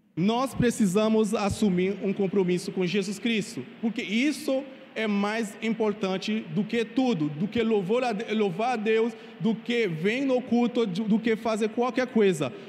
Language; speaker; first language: Portuguese; non-native, fluent; Haitian Creole